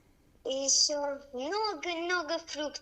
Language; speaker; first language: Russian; non-native, learner; English